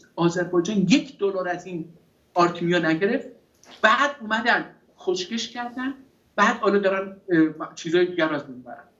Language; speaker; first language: Persian; non-native, local second language; Azerbaijani